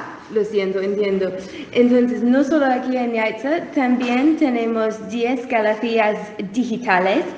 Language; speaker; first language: Spanish; non-native, learner; English